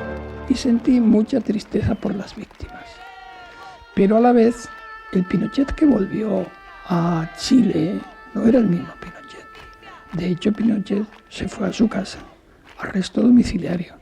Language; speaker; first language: Spanish; native; Spanish